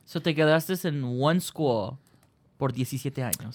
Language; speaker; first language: Spanish; early bilingual, heritage; Spanish